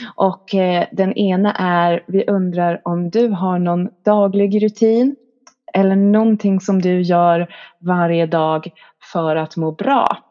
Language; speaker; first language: Swedish; native; Swedish